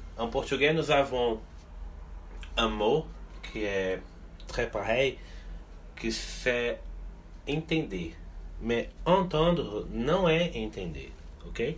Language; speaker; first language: French; non-native, fluent; Portuguese